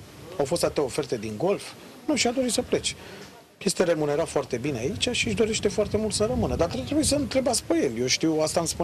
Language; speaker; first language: Romanian; native; Romanian